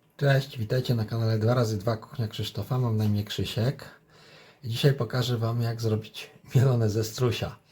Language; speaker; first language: Polish; native; Polish